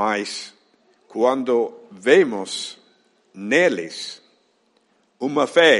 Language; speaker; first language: Portuguese; non-native, fluent; Spanish